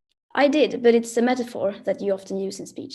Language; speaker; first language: English; non-native, fluent; Swedish